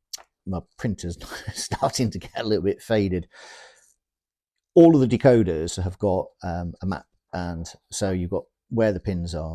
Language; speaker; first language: English; native; English